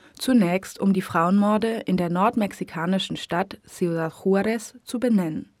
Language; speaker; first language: German; native; German